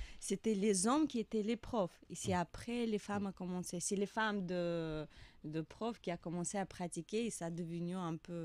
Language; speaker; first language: French; non-native, learner; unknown